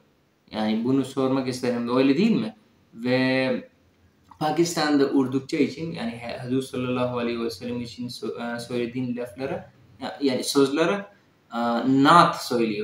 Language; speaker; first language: Turkish; non-native, learner; Urdu